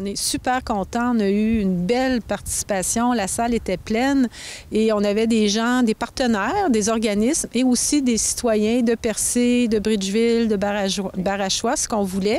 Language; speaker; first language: French; native; French